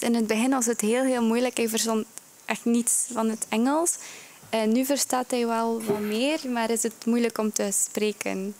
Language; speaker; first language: Dutch; early bilingual, other home language; Japanese